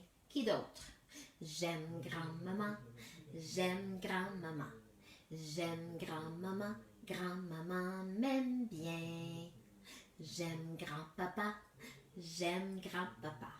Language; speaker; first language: French; native; French